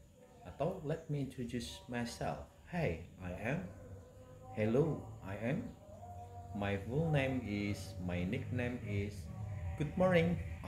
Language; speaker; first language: English; non-native, fluent; Indonesian